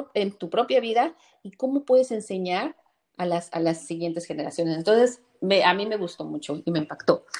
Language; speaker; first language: Spanish; native; Spanish